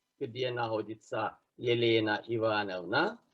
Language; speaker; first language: Russian; non-native, fluent; Turkish